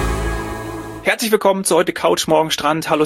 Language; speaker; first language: German; native; German